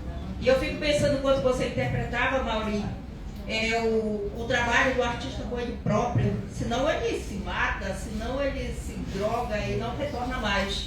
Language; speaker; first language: Portuguese; native; Portuguese